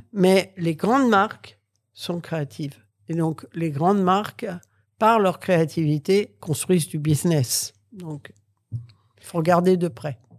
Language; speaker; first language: French; early bilingual, other home language; Catalan